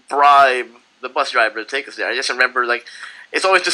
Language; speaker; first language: English; non-native, local second language; Filipino